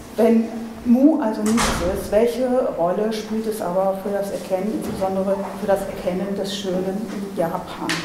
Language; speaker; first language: German; native; German